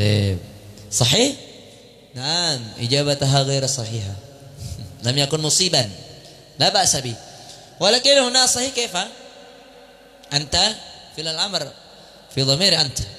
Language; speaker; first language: Arabic; non-native, fluent; Indonesian